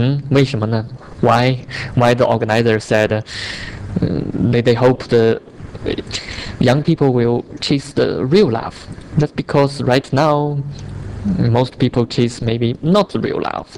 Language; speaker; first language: English; non-native, fluent; Chinese